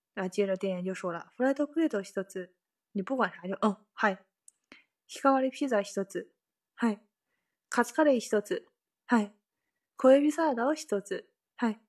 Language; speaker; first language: Japanese; non-native, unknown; Chinese